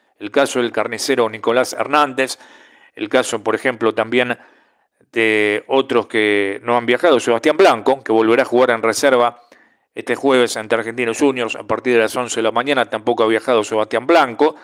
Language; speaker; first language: Spanish; native; Spanish